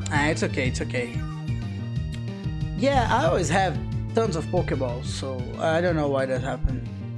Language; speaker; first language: English; non-native, fluent; Portuguese